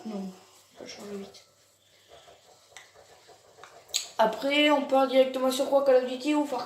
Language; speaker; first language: French; native; French